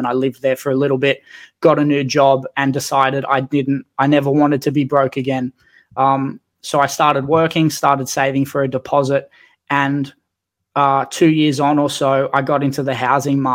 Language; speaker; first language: English; native; English